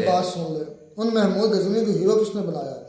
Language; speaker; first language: Hindi; native; Hindi